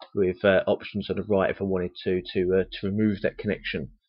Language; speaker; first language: English; native; English